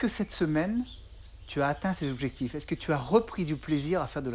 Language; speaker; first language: French; native; French